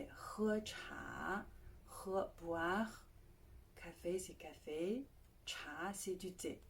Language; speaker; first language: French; non-native, fluent; Chinese